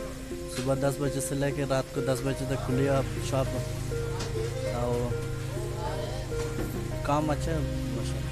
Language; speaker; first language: Hindi; non-native, local second language; Pashto